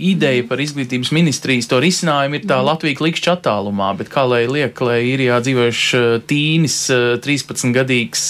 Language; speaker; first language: Latvian; native; Latvian